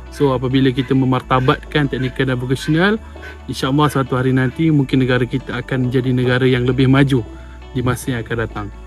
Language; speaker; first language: Malay; native; Malay